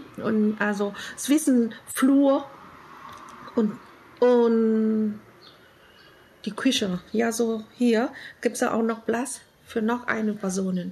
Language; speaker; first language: German; non-native, learner; Vietnamese